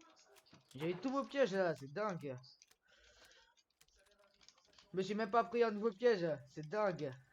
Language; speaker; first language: French; native; French